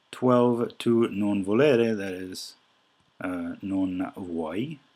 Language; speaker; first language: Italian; non-native, fluent; English